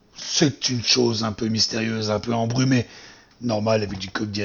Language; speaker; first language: French; native; French